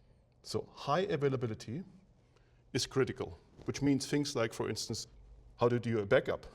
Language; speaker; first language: English; non-native, fluent; German